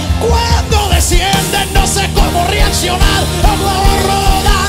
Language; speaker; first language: Spanish; native; Spanish